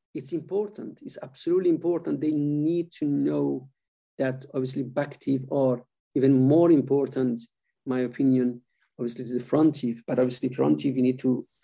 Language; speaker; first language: English; non-native, fluent; Persian